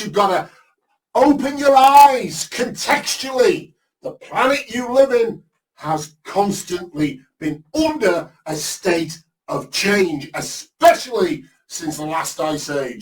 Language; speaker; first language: English; native; English